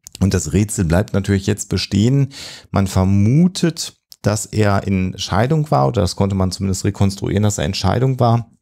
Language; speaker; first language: German; native; German